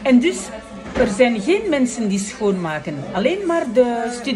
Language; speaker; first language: Dutch; non-native, fluent; French